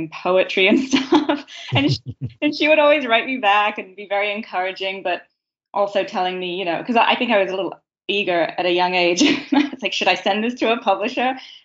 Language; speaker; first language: English; native; English